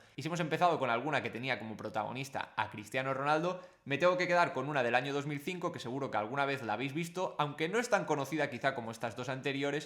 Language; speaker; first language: Spanish; native; Spanish